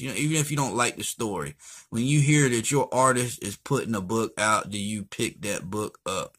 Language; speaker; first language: English; native; English